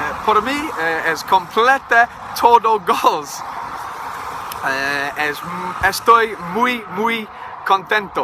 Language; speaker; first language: Spanish; non-native, learner; English